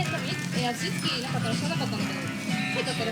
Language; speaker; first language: Japanese; native; Japanese